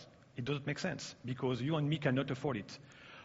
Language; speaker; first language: English; non-native, fluent; French